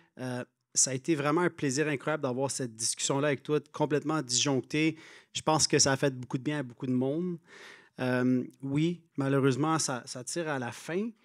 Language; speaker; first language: French; native; French